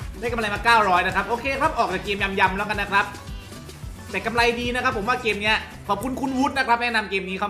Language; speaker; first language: Thai; native; Thai